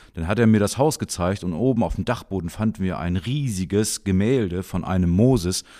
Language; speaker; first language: German; native; German